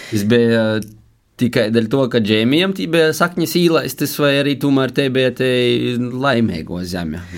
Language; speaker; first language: Latvian; native; Latvian